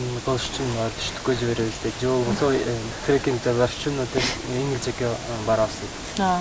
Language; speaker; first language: Kyrgyz; non-native, fluent; French